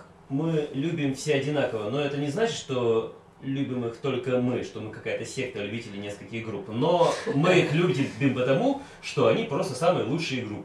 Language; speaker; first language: Russian; native; Russian